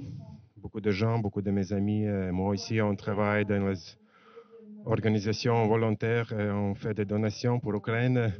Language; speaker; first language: French; non-native, fluent; Latvian